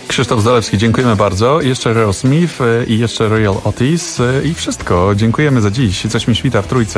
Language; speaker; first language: Polish; native; Polish